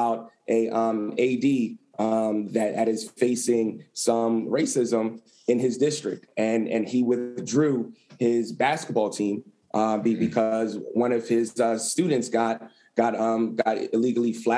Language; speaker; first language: English; native; English